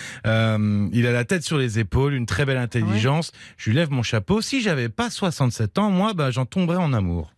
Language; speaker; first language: French; native; French